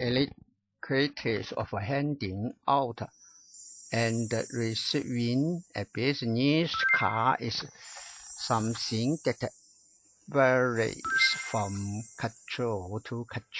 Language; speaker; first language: English; non-native, learner; Chinese